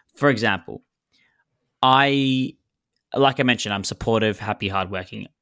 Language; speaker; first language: English; native; English